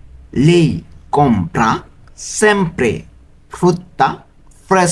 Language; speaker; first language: Italian; non-native, learner; Bangla